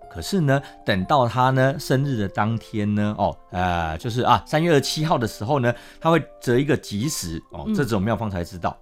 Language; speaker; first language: Chinese; native; Chinese